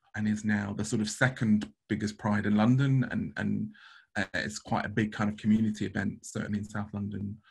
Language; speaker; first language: English; native; English